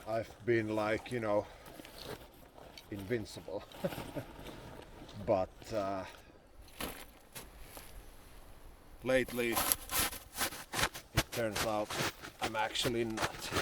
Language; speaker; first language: English; non-native, fluent; Finnish